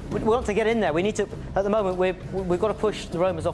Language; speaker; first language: English; native; English